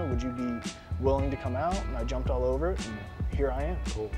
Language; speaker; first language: English; native; English